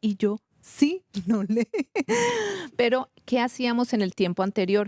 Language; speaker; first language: Spanish; native; Spanish